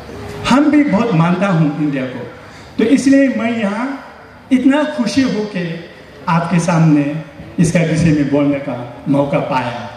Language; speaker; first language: Hindi; non-native, learner; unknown